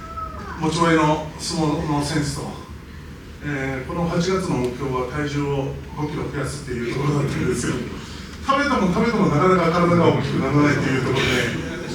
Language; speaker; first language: Japanese; native; Japanese